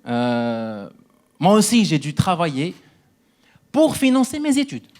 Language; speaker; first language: French; non-native, local second language; Arabic